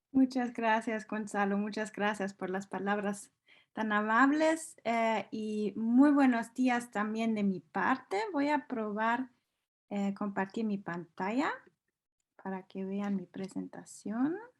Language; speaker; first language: Spanish; non-native, fluent; German